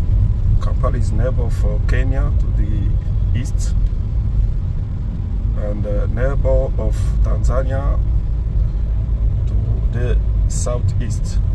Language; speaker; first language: English; non-native, learner; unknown